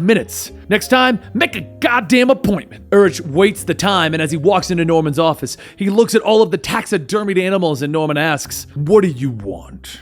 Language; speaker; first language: English; native; English